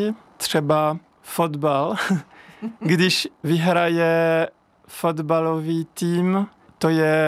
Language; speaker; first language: Czech; non-native, learner; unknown